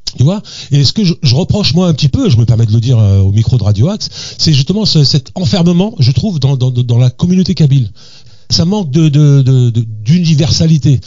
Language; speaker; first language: French; native; French